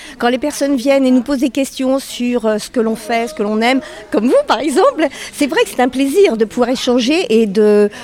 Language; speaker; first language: French; native; French